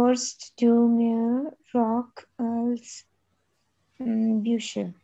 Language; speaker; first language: German; non-native, learner; Urdu